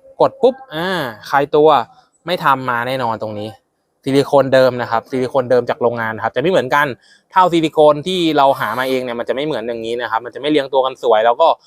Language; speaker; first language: Thai; native; Thai